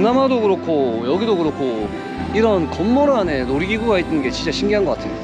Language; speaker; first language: Korean; native; Korean